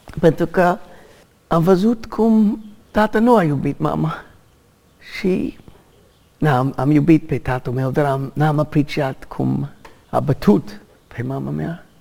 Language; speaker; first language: Romanian; non-native, learner; English